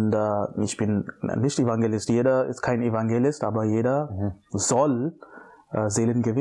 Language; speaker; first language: German; non-native, fluent; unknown